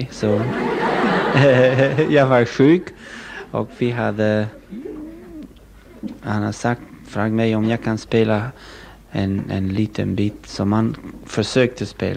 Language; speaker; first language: Swedish; non-native, fluent; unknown